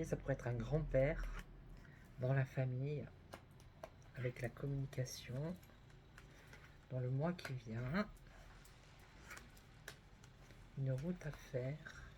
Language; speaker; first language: French; native; French